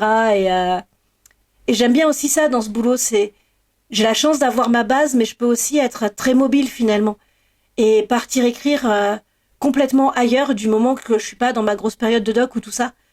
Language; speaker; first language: French; native; French